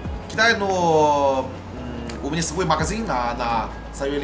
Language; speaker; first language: Russian; non-native, learner; Chinese